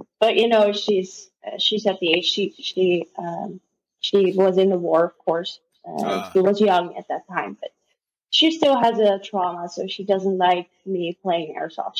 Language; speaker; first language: English; non-native, fluent; Dutch